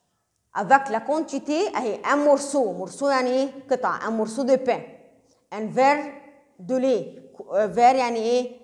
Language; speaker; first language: French; non-native, local second language; Arabic